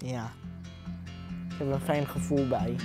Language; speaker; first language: Dutch; early bilingual, other home language; Arabic